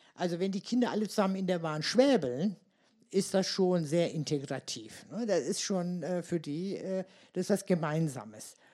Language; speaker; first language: German; early bilingual, other home language; Turkish